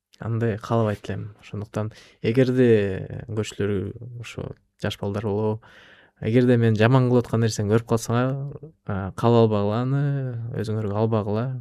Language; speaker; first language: Kyrgyz; non-native, local second language; Russian